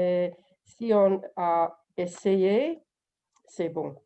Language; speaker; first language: French; non-native, learner; English